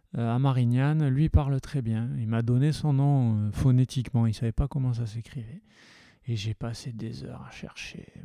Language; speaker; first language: French; early bilingual, heritage; French